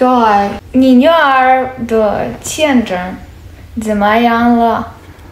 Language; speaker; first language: Chinese; non-native, learner; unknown